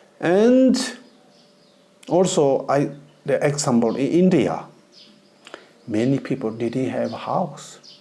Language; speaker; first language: English; non-native, learner; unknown